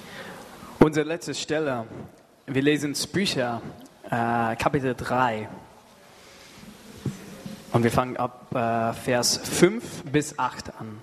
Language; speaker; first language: German; non-native, learner; English